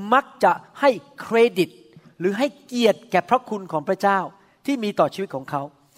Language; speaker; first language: Thai; native; Thai